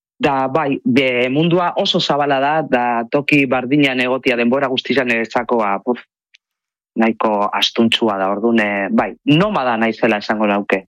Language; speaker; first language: Basque; non-native, local second language; Spanish